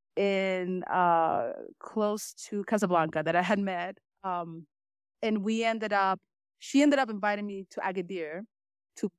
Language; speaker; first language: English; early bilingual, other home language; Spanish